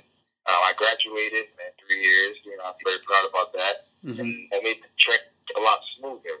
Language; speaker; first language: English; native; English